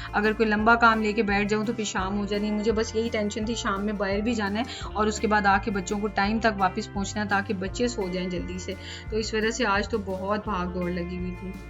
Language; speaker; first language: Urdu; non-native, local second language; Punjabi